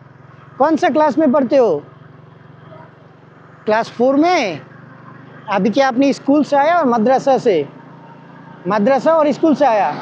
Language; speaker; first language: Hindi; non-native, learner; Bangla